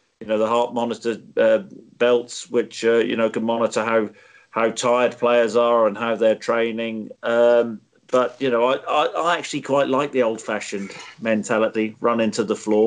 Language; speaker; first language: English; native; English